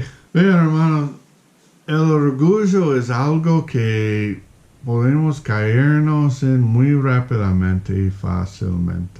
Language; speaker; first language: Spanish; non-native, fluent; English